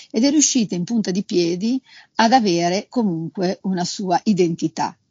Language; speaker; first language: Italian; native; Italian